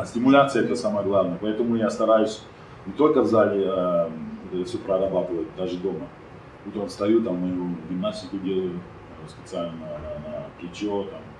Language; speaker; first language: Russian; non-native, fluent; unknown